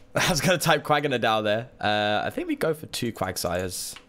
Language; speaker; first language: English; native; English